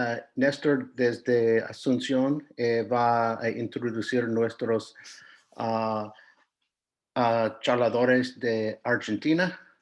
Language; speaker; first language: Spanish; non-native, fluent; English